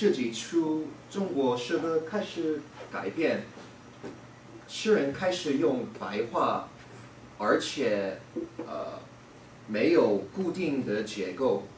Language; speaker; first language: Chinese; non-native, learner; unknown